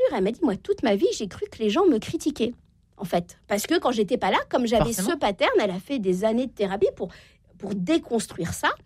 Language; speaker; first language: French; native; French